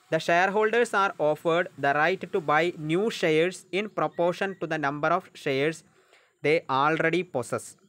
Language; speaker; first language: English; non-native, local second language; Malayalam